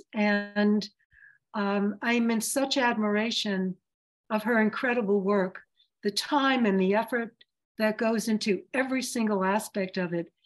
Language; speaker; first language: English; early bilingual, other home language; Yiddish